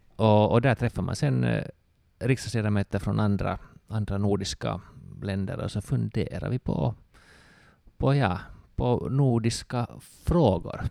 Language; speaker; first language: Swedish; native; Swedish